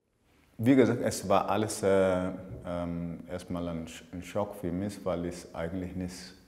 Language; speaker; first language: German; non-native, fluent; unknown